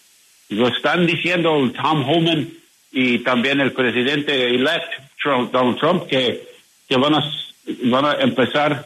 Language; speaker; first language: Spanish; non-native, learner; English